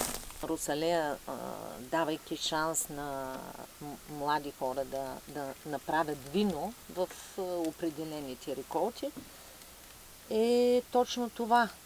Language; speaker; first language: Bulgarian; native; Bulgarian